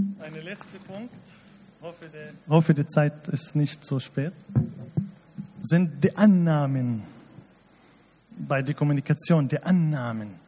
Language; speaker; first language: German; non-native, fluent; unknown